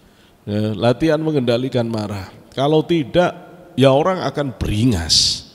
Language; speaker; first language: Indonesian; native; Indonesian